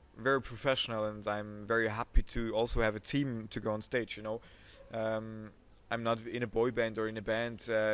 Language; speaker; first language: English; non-native, fluent; Swiss German